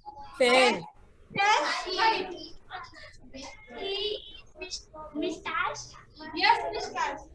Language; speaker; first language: English; non-native, learner; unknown